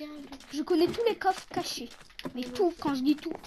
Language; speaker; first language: French; native; French